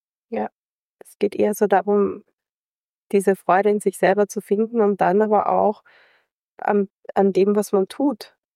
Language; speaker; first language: German; native; German